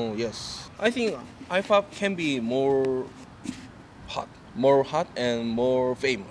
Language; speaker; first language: English; non-native, learner; Korean